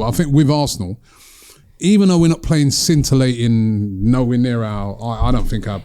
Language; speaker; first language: English; native; English